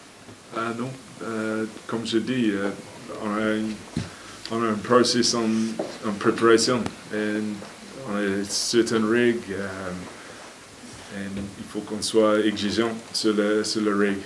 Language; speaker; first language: French; non-native, fluent; English